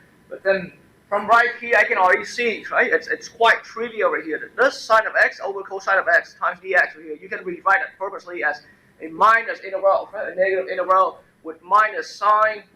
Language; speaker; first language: English; non-native, fluent; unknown